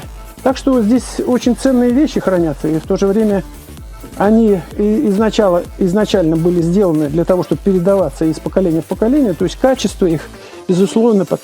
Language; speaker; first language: Russian; native; Russian